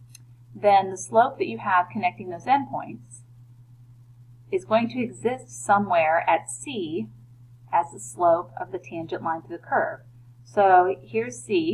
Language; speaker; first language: English; native; English